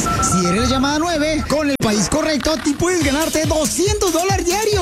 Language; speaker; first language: Spanish; native; Spanish